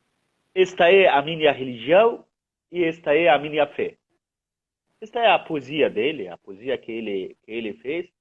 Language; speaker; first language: Portuguese; non-native, fluent; Arabic